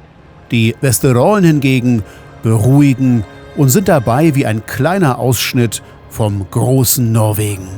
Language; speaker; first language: German; native; German